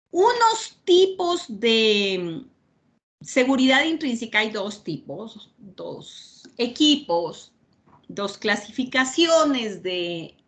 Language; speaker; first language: Spanish; native; Spanish